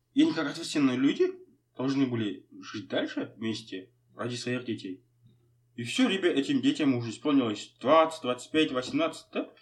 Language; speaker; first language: Russian; non-native, local second language; Kazakh